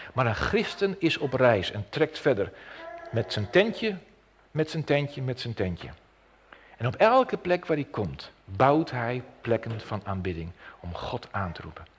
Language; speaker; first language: Dutch; non-native, local second language; Western Frisian